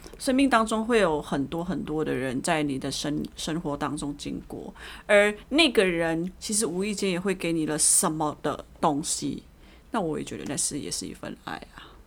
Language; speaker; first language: Chinese; early bilingual, heritage; Chinese